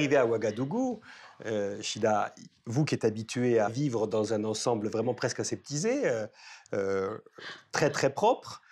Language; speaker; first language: French; native; French